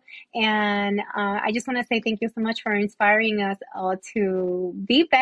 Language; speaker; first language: English; non-native, fluent; Spanish